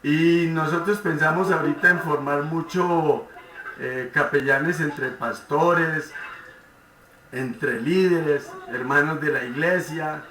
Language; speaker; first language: Spanish; native; Spanish